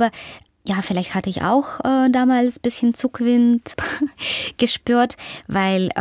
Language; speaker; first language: German; non-native, fluent; Ukrainian